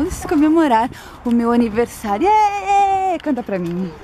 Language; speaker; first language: Portuguese; native; Portuguese